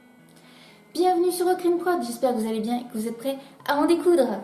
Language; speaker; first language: French; native; French